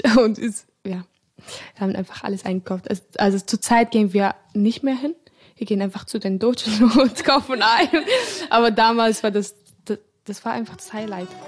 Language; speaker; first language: German; non-native, fluent; Arabic